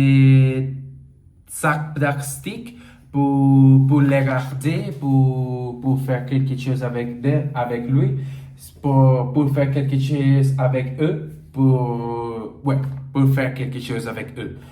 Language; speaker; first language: French; non-native, learner; Portuguese